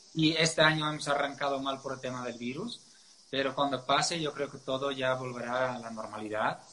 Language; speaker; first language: Spanish; non-native, fluent; Dutch